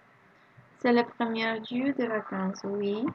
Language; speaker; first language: French; non-native, learner; Spanish